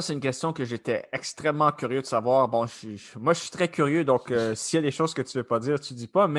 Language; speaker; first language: French; native; French